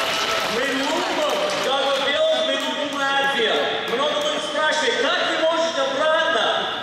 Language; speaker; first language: Russian; non-native, learner; English